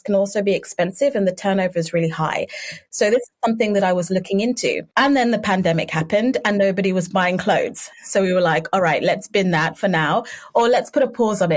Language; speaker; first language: English; native; English